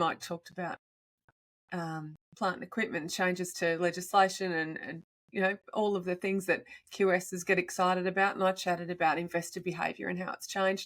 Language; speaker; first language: English; native; English